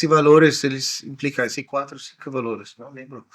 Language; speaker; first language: Portuguese; non-native, learner; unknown